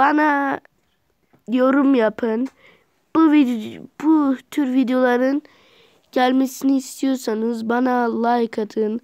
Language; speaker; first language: Turkish; native; Turkish